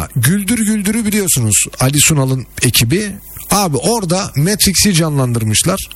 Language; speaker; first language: Turkish; native; Turkish